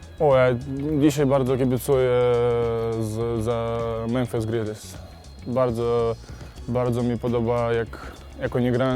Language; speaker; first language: Polish; non-native, fluent; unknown